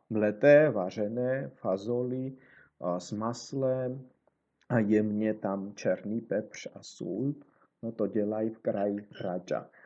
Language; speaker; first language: Czech; non-native, fluent; Georgian